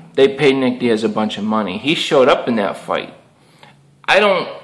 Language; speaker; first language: English; native; English